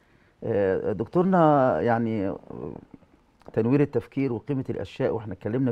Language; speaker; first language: Arabic; native; Arabic